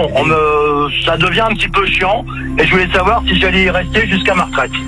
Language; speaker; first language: French; native; French